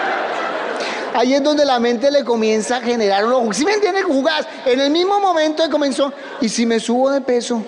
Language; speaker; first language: Spanish; native; Spanish